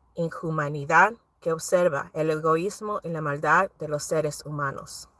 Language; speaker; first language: Spanish; early bilingual, heritage; Spanish